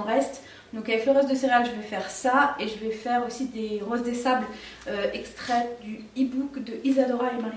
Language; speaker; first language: French; native; French